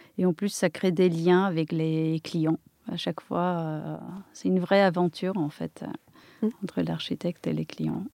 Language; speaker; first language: French; non-native, fluent; Polish